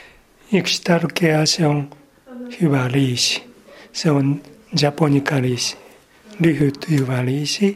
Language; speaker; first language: Finnish; non-native, learner; Japanese